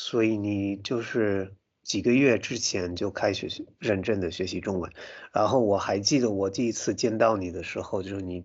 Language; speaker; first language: Chinese; non-native, fluent; English